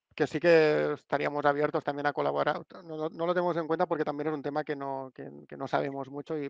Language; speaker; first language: Spanish; non-native, local second language; Catalan